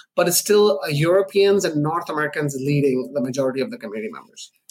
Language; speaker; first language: English; non-native, local second language; Urdu